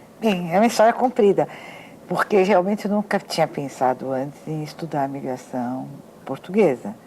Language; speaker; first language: Portuguese; native; Portuguese